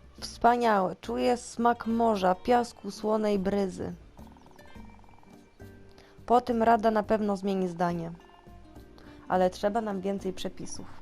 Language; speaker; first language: Polish; native; Polish